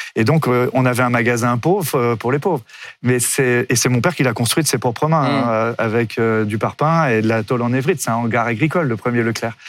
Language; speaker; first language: French; native; French